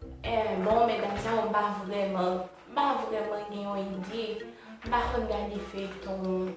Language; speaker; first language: French; non-native, local second language; Haitian Creole